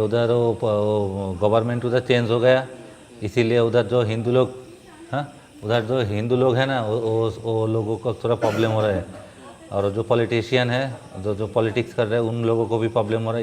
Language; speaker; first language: Hindi; non-native, local second language; Bangla